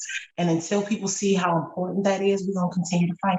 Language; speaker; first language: English; native; English